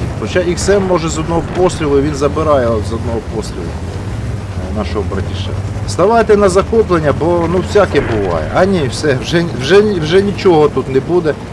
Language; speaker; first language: Ukrainian; native; Ukrainian